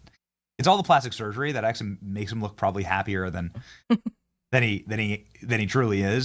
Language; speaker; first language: English; native; English